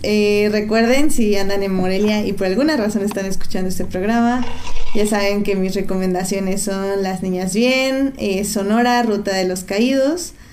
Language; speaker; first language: Spanish; native; Spanish